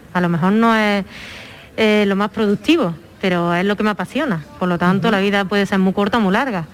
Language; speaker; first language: Spanish; native; Spanish